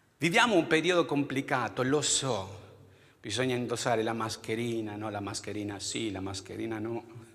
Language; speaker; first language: Italian; non-native, fluent; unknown